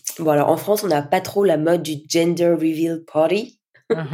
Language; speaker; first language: French; native; French